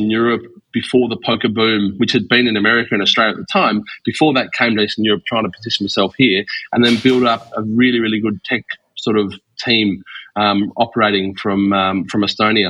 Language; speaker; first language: English; native; English